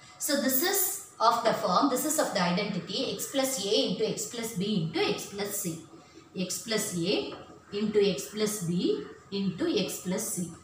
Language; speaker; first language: English; non-native, local second language; Tamil